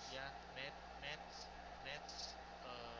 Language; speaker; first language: English; non-native, learner; Chinese